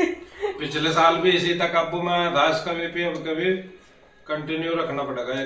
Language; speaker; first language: Hindi; native; Hindi